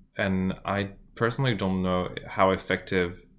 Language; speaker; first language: English; non-native, fluent; French